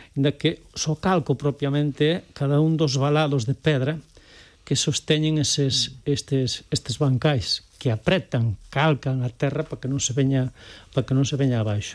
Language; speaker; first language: Galician; native; Galician